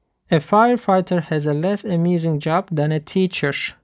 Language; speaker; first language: English; non-native, fluent; Turkish